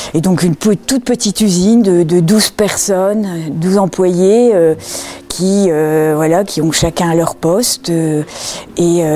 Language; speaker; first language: French; native; French